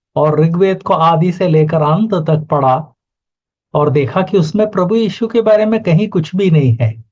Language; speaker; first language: Hindi; native; Hindi